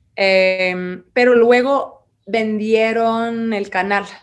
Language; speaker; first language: Spanish; non-native, learner; English